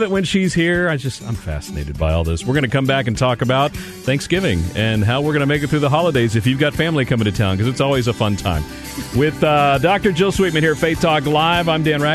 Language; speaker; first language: English; native; English